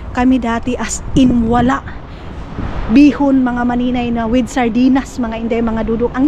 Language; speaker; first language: Filipino; non-native, local second language; Cebuano